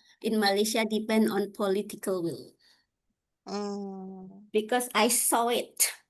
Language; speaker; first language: English; non-native, learner; Indonesian